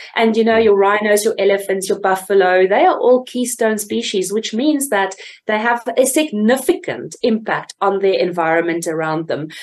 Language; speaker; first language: English; native; English